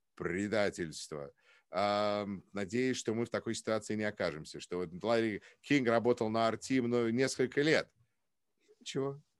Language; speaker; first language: Russian; native; Russian